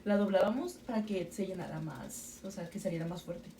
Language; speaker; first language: Spanish; early bilingual, heritage; Spanish